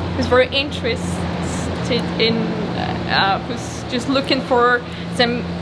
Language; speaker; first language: English; non-native, fluent; Polish